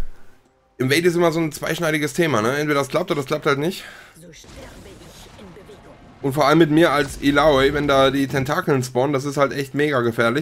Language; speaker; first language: German; native; German